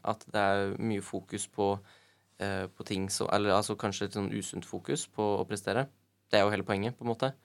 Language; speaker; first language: Norwegian; native; Norwegian